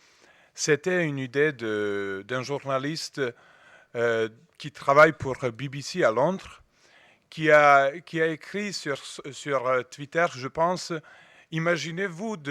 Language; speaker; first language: French; non-native, fluent; Serbian